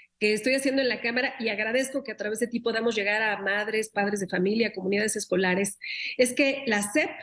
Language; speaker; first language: Spanish; native; Spanish